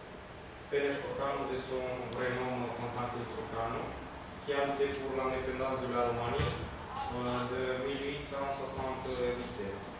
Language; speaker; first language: French; non-native, learner; Romanian